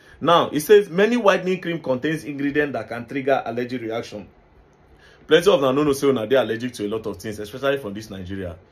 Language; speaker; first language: Nigerian Pidgin; native; Nigerian Pidgin